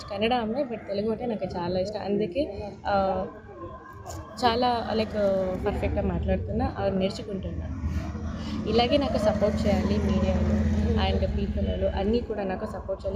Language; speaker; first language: Telugu; non-native, local second language; Kannada